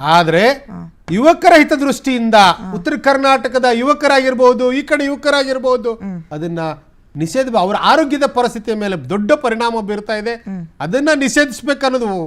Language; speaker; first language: Kannada; native; Kannada